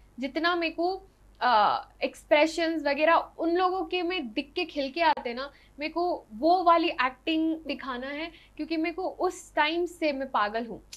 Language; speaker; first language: Hindi; non-native, local second language; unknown